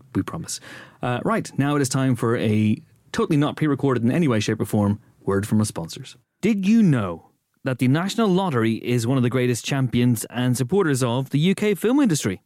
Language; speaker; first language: English; native; English